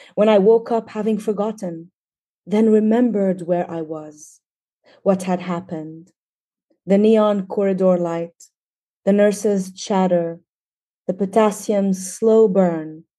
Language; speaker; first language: English; non-native, fluent; Arabic